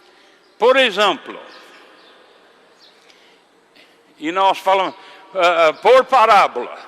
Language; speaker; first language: Portuguese; non-native, fluent; English